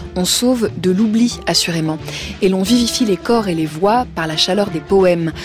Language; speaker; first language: French; native; French